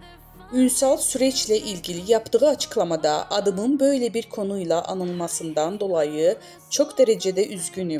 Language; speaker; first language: Turkish; native; Turkish